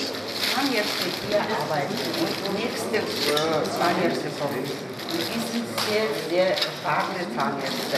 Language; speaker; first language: German; non-native, learner; Mongolian